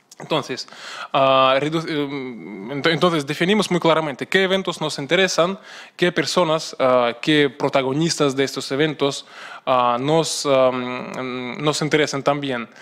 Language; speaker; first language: Spanish; non-native, fluent; Russian